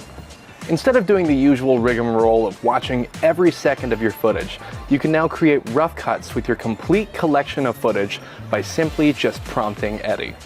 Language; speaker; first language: English; native; English